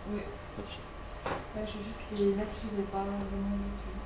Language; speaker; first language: French; native; French